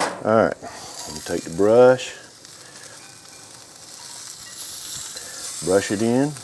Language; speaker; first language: English; native; English